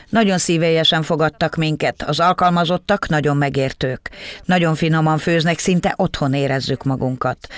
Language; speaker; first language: Hungarian; native; Hungarian